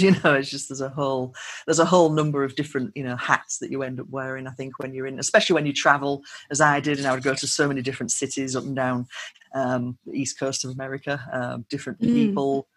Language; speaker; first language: English; native; English